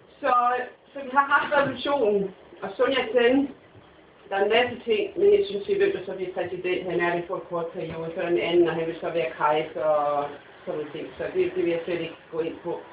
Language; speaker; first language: Danish; non-native, fluent; English